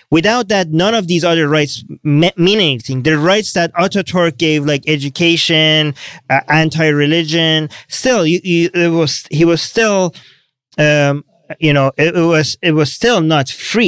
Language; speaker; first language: English; non-native, fluent; Persian